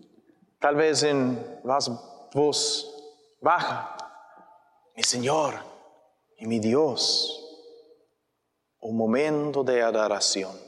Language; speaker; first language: Spanish; non-native, learner; English